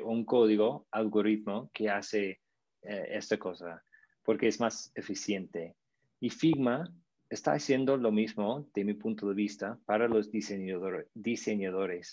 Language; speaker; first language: Spanish; non-native, fluent; English